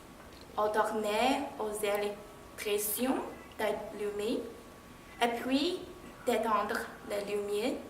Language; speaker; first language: French; non-native, learner; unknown